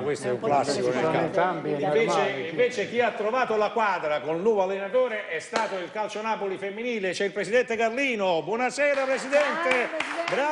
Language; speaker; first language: Italian; native; Italian